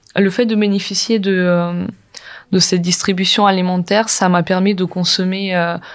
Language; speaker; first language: French; non-native, fluent; Ukrainian